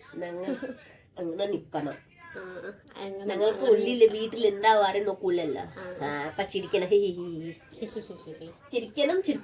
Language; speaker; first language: Malayalam; non-native, learner; Hindi